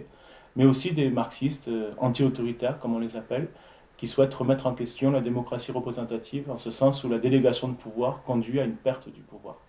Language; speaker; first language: French; native; French